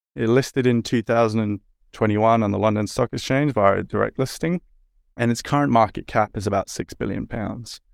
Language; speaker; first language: English; native; English